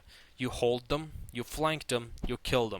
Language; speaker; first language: English; non-native, fluent; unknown